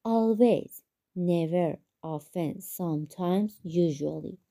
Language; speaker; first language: English; non-native, fluent; Persian